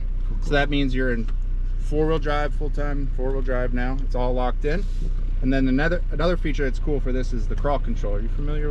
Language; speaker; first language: English; native; English